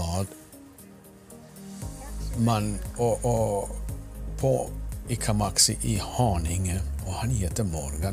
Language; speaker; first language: Swedish; non-native, fluent; Afrikaans